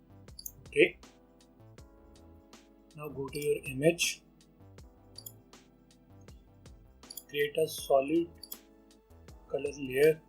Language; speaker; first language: English; non-native, local second language; Hindi